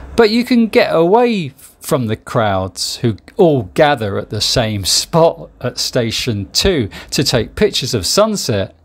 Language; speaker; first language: English; native; English